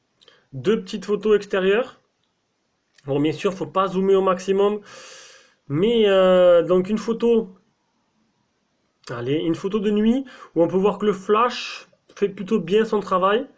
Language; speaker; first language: French; native; French